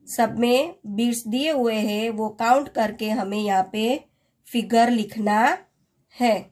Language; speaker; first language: Hindi; non-native, local second language; Gujarati